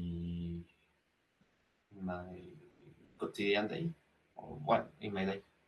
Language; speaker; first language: English; non-native, learner; Spanish